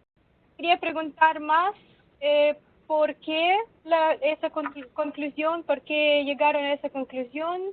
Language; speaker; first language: Spanish; non-native, fluent; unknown